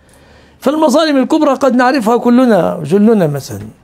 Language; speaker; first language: Arabic; native; Arabic